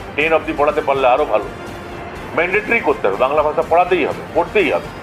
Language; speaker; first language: Bangla; non-native, local second language; Hindi